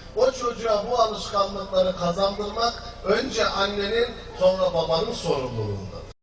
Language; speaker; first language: Turkish; native; Turkish